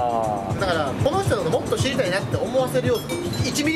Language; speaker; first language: Japanese; native; Japanese